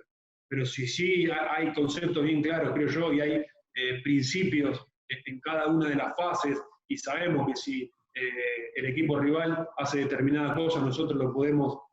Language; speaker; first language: Spanish; native; Spanish